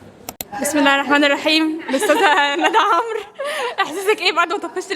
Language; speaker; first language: Arabic; native; Arabic